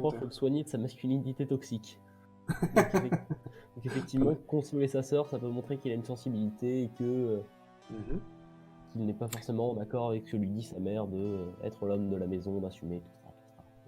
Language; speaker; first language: French; native; French